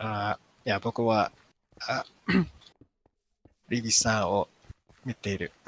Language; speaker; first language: Japanese; non-native, learner; English